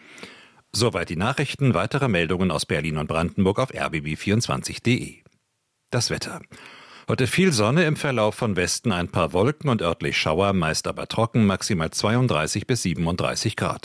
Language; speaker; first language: German; native; German